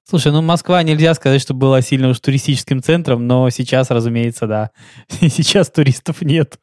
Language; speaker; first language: Russian; native; Russian